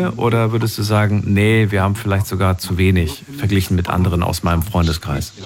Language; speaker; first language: German; native; German